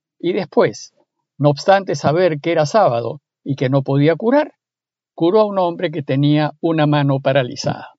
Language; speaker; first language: Spanish; native; Spanish